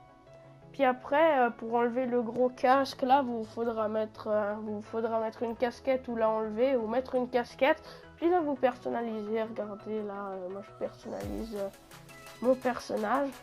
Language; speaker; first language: French; native; French